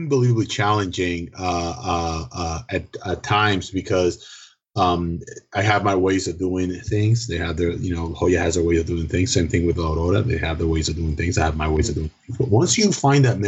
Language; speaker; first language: English; non-native, fluent; Spanish